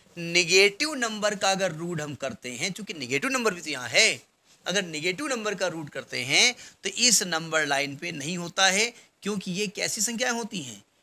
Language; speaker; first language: Hindi; native; Hindi